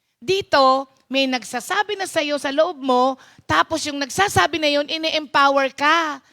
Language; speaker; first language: Filipino; non-native, local second language; Pampanga